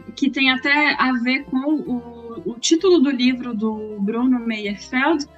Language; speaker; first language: Portuguese; native; Portuguese